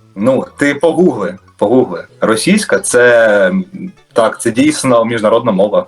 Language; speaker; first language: Ukrainian; native; Ukrainian